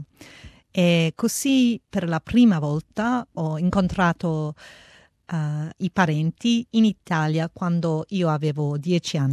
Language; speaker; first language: Italian; early bilingual, heritage; Italian